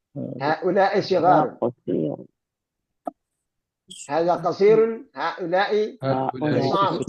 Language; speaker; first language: Arabic; non-native, fluent; Malayalam